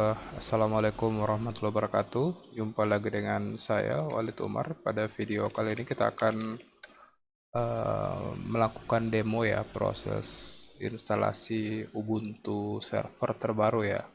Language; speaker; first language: Indonesian; native; Indonesian